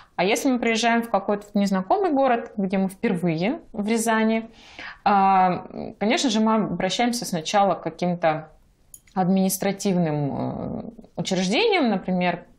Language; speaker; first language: Russian; native; Russian